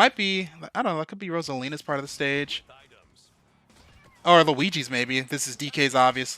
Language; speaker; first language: English; native; English